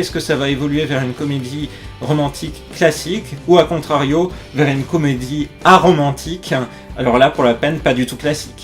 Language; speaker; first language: French; native; French